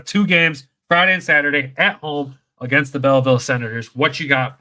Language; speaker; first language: English; native; English